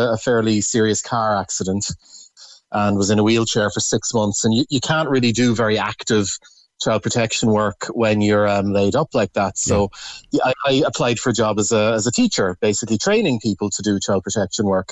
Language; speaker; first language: English; native; English